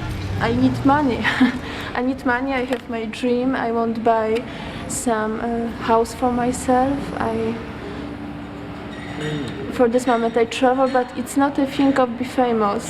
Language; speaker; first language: English; non-native, learner; Polish